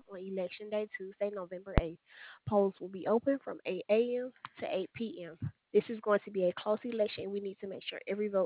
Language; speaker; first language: English; native; English